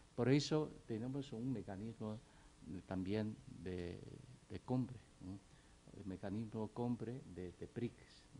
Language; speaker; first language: Spanish; non-native, fluent; Chinese